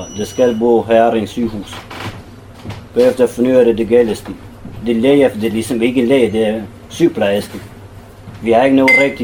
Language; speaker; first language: Danish; non-native, learner; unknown